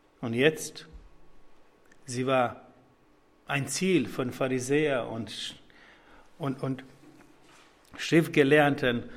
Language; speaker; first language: German; non-native, fluent; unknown